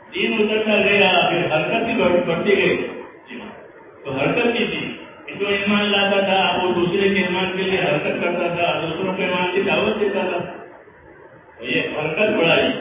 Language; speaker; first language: Urdu; non-native, local second language; Gujarati